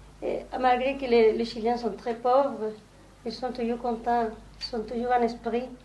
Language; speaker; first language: French; non-native, learner; Spanish